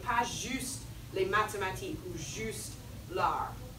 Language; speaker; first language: French; non-native, fluent; English